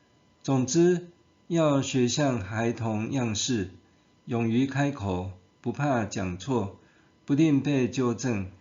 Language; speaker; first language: Chinese; non-native, local second language; Min Nan Chinese